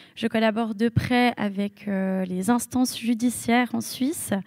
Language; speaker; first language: French; native; French